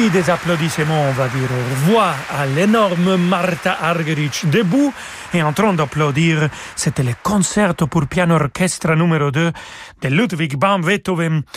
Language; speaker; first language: French; non-native, fluent; Spanish